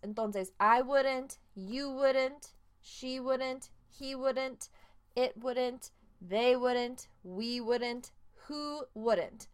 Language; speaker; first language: English; native; English